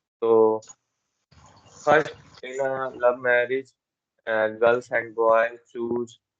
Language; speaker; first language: English; non-native, learner; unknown